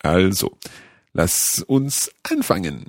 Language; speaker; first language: German; non-native, learner; English